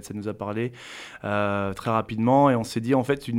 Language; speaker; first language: French; native; French